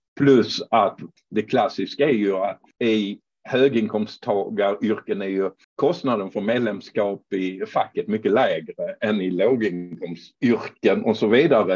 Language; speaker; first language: Swedish; non-native, fluent; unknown